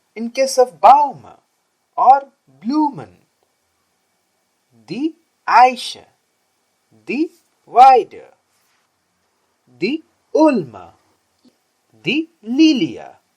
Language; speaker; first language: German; non-native, learner; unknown